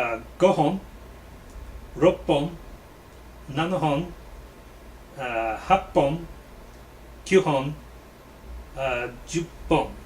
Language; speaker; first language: Japanese; non-native, learner; English